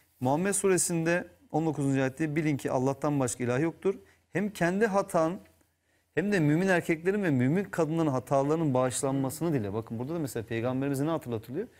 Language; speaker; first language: Turkish; native; Turkish